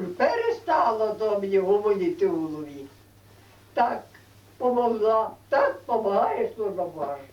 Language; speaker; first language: Ukrainian; native; Ukrainian